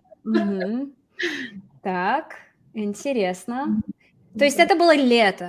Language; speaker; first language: Russian; non-native, fluent; English